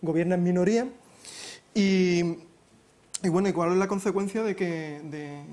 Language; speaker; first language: Spanish; native; Spanish